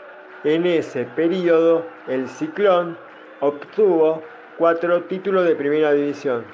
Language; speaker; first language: Spanish; native; Spanish